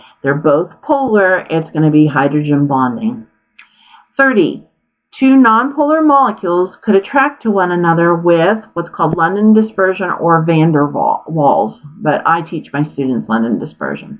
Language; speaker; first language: English; native; English